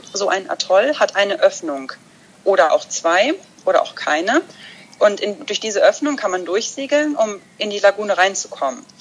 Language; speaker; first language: German; early bilingual, other home language; Russian